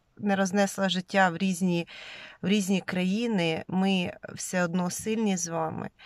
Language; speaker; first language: Ukrainian; non-native, local second language; Russian